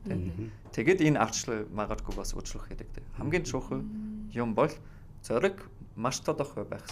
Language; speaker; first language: Mongolian; non-native, fluent; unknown